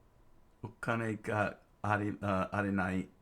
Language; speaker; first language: Japanese; non-native, learner; English